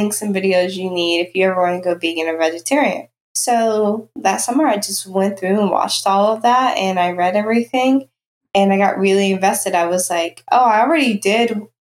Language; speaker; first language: English; native; English